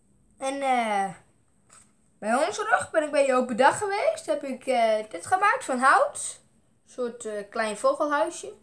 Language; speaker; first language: Dutch; native; Dutch